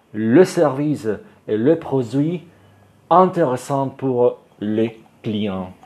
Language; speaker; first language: French; non-native, fluent; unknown